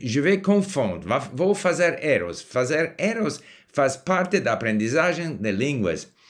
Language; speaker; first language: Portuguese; non-native, learner; English